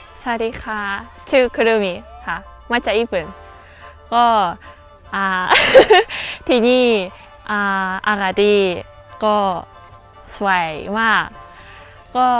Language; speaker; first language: Thai; non-native, learner; Japanese